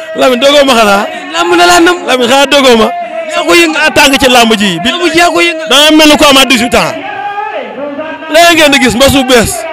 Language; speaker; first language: Wolof; non-native, local second language; Serer